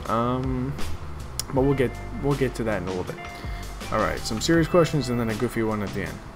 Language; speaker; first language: English; native; English